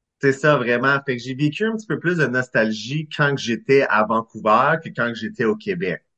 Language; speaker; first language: French; native; French